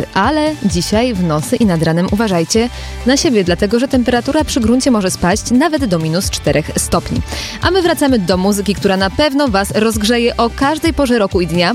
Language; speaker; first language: Polish; native; Polish